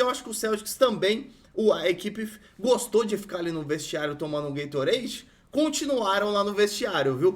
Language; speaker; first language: Portuguese; native; Portuguese